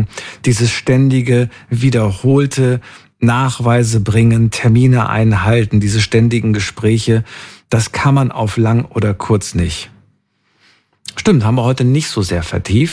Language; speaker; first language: German; native; German